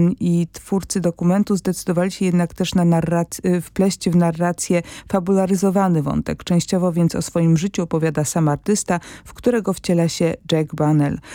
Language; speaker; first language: Polish; native; Polish